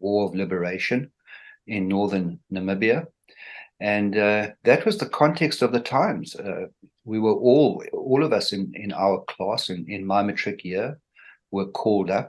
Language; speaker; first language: English; native; English